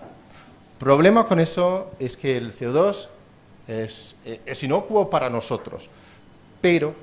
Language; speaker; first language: Spanish; non-native, fluent; Danish